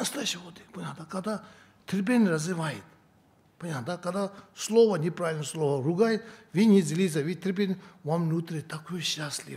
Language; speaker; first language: Russian; non-native, learner; Tibetan